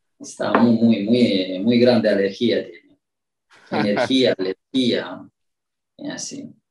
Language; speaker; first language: Spanish; non-native, learner; Romanian